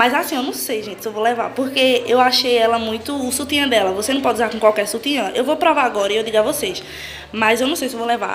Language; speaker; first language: Portuguese; native; Portuguese